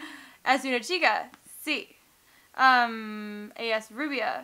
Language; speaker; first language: Spanish; non-native, learner; English